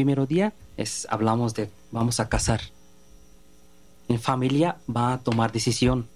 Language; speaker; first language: Spanish; non-native, learner; Bangla